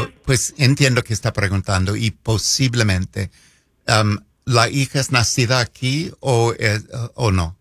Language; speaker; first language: Spanish; non-native, fluent; English